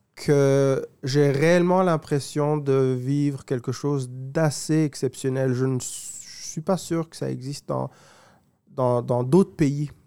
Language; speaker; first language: French; non-native, local second language; Kinyarwanda